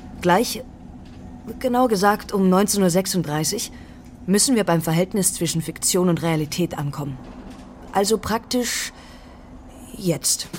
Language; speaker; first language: German; native; German